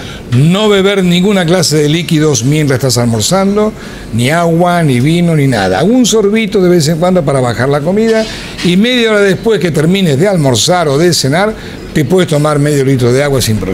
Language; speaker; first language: Spanish; native; Spanish